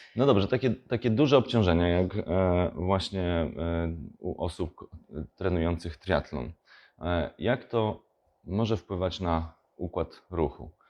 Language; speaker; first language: Polish; native; Polish